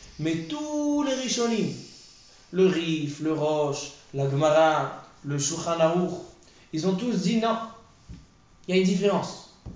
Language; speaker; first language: French; native; French